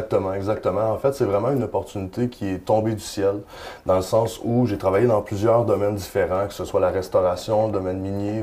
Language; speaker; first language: French; native; French